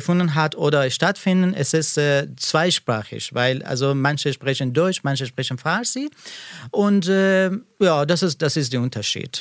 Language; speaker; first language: German; non-native, learner; Persian